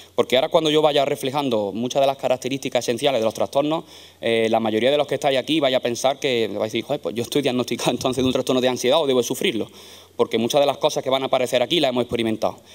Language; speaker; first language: Spanish; native; Spanish